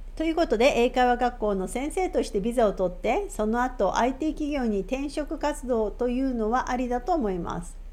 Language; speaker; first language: Japanese; native; Japanese